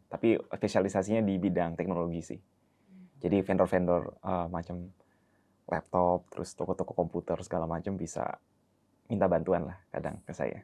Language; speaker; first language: Indonesian; early bilingual, heritage; Indonesian